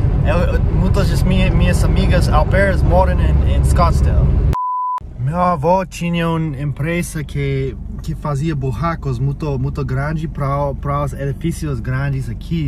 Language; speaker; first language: Portuguese; non-native, fluent; English